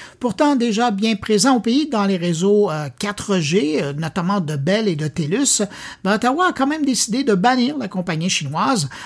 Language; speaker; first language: French; native; French